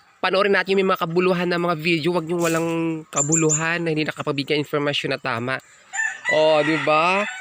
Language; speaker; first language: Filipino; native; Filipino